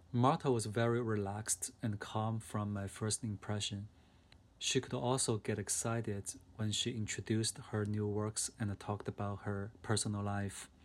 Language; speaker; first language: English; non-native, fluent; Chinese